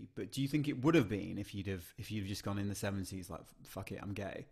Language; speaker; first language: English; native; English